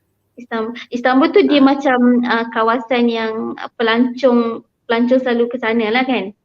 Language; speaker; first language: Malay; native; Malay